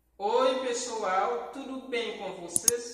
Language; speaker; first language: Portuguese; non-native, fluent; Haitian Creole